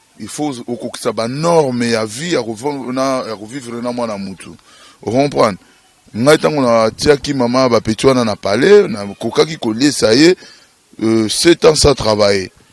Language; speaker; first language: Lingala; non-native, local second language; Swahili